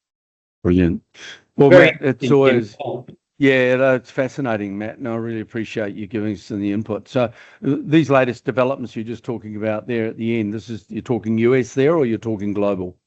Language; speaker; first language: English; native; English